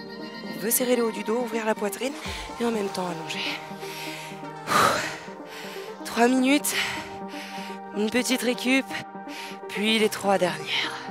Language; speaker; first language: French; native; French